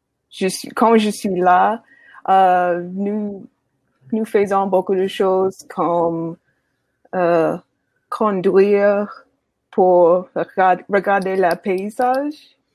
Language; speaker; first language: French; non-native, learner; English